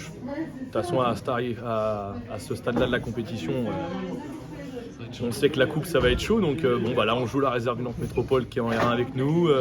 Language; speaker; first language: French; native; French